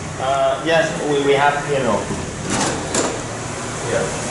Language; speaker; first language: English; non-native, learner; Vietnamese